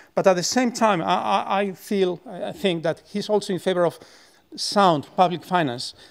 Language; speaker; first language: English; non-native, fluent; Spanish